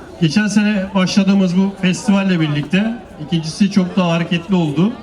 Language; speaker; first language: Turkish; native; Turkish